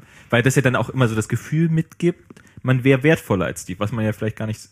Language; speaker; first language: German; native; German